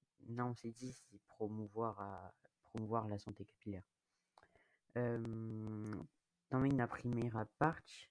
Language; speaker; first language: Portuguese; non-native, learner; French